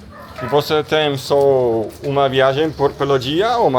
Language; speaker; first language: Portuguese; non-native, learner; Polish